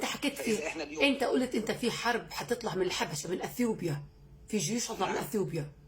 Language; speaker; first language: Arabic; native; Arabic